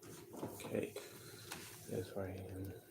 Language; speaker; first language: English; native; English